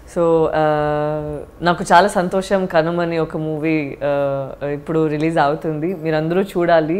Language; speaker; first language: Telugu; non-native, learner; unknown